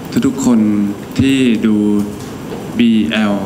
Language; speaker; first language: Thai; native; Thai